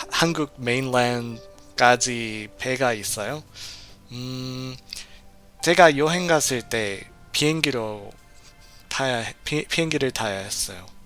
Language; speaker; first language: Korean; non-native, fluent; English